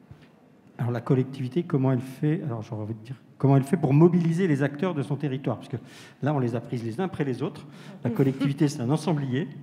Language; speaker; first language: French; native; French